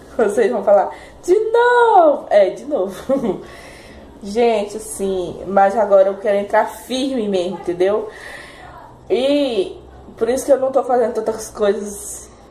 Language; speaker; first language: Portuguese; native; Portuguese